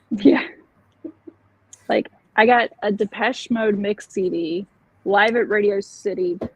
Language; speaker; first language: English; native; English